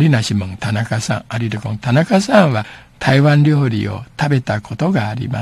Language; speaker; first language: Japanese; non-native, fluent; Min Nan Chinese